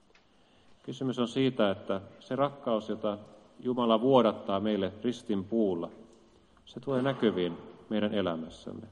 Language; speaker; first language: Finnish; native; Finnish